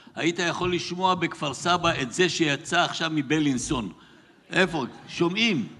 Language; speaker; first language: Hebrew; native; Hebrew